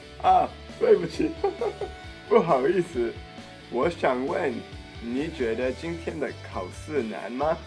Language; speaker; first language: Chinese; non-native, learner; English